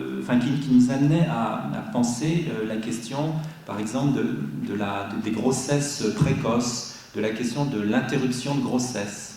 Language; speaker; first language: French; native; French